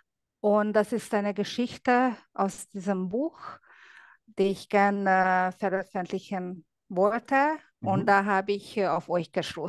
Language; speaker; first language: German; non-native, fluent; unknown